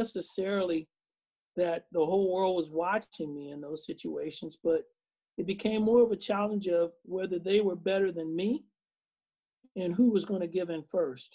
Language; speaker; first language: English; native; English